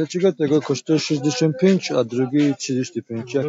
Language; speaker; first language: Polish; non-native, learner; Tajik